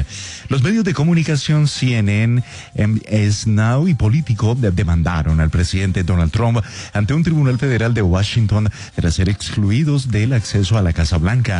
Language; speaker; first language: Spanish; native; Spanish